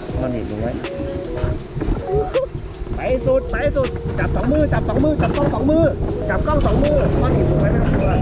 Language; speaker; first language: Thai; native; Thai